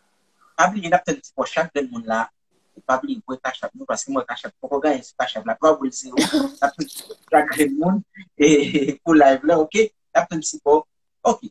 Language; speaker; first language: French; non-native, local second language; Haitian Creole